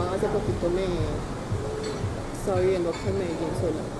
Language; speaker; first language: Spanish; non-native, learner; German